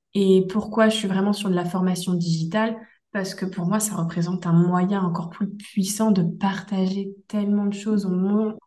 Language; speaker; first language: French; native; French